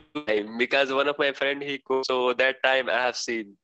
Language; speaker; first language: English; non-native, learner; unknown